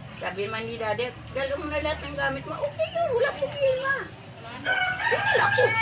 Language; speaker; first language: Filipino; non-native, local second language; Cebuano